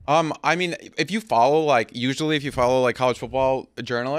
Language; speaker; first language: English; native; English